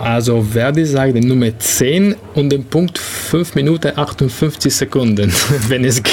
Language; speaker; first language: German; non-native, fluent; Italian